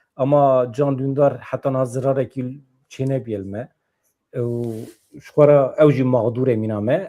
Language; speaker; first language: Kurdish; native; Kurdish